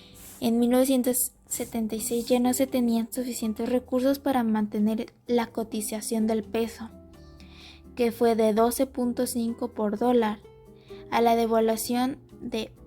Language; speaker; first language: Spanish; native; Spanish